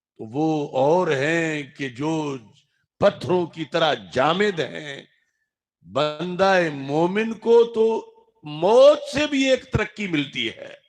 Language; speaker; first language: Urdu; non-native, local second language; Punjabi